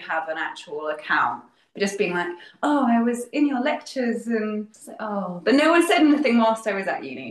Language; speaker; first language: English; native; English